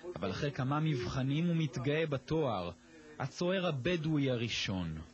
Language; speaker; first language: Hebrew; native; Hebrew